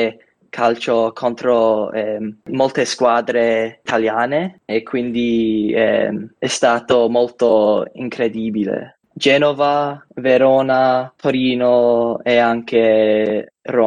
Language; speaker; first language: Italian; non-native, learner; English